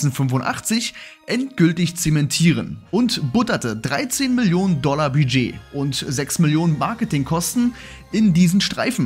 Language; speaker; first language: German; native; German